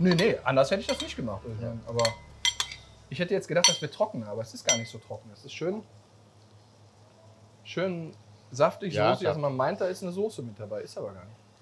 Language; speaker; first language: German; native; German